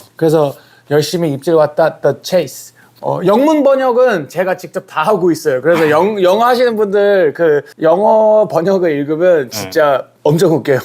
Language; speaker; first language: Korean; early bilingual, heritage; Korean